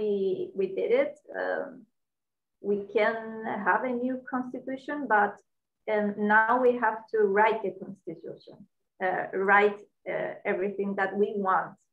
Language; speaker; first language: English; non-native, learner; Spanish